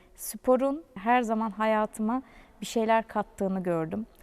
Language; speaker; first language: Turkish; native; Turkish